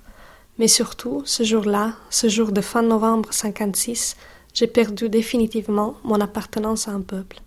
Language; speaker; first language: French; non-native, fluent; Italian